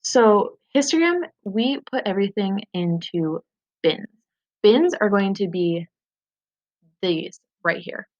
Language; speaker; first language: English; native; English